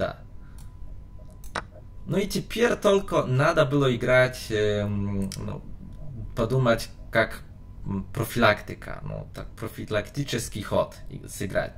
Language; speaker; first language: Russian; non-native, learner; Polish